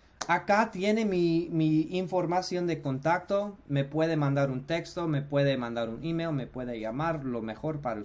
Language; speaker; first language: Spanish; non-native, fluent; English